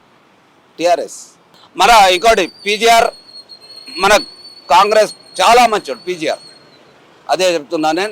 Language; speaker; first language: Telugu; non-native, local second language; Urdu